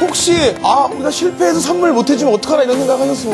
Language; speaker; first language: Korean; native; Korean